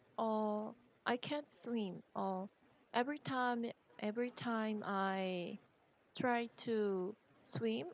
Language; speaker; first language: English; non-native, learner; Korean